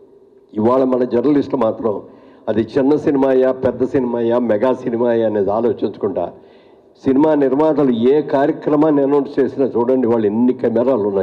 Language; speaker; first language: Telugu; native; Telugu